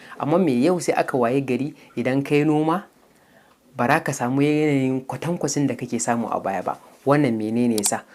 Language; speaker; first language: Hausa; native; Hausa